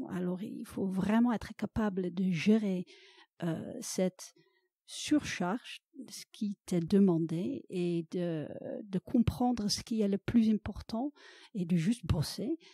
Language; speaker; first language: French; non-native, fluent; Dutch